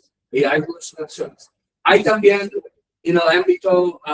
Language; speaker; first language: Spanish; non-native, learner; English